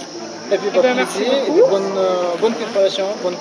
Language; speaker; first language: French; non-native, fluent; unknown